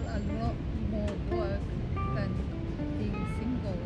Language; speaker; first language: English; non-native, local second language; Japanese